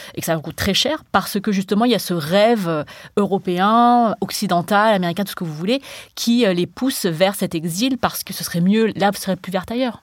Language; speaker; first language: French; early bilingual, other home language; Chinese